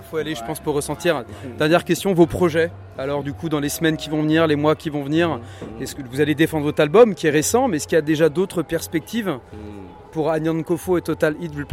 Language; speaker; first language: French; native; French